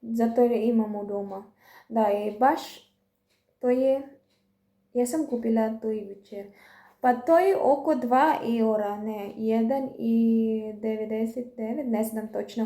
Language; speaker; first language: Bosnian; non-native, learner; Filipino